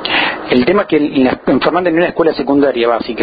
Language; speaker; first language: Spanish; native; Spanish